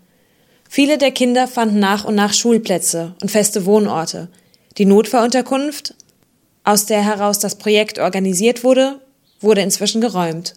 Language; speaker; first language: German; native; German